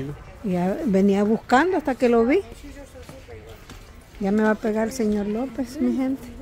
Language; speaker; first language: Spanish; native; Spanish